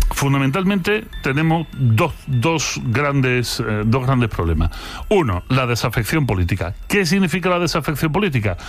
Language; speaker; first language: Spanish; native; Spanish